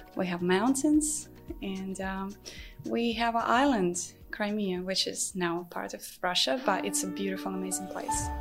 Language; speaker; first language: English; non-native, fluent; Ukrainian